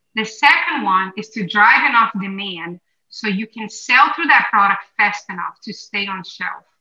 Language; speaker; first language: English; non-native, fluent; Portuguese